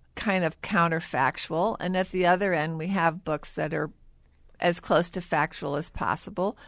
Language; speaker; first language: English; native; English